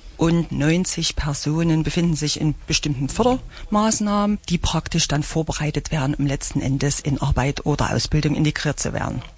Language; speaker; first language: German; native; German